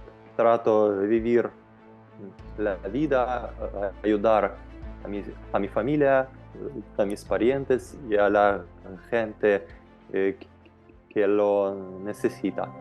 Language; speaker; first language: Spanish; non-native, fluent; Ukrainian